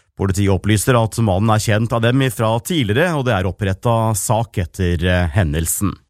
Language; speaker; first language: Norwegian; native; Norwegian